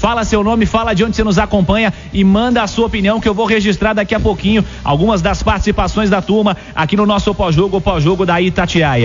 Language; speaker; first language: Portuguese; native; Portuguese